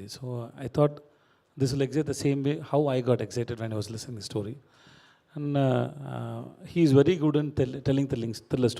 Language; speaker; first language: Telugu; non-native, learner; Tamil